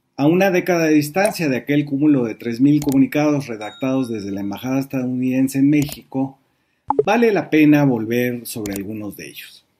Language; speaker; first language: Spanish; native; Spanish